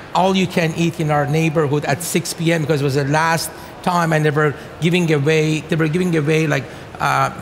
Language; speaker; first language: English; non-native, fluent; Persian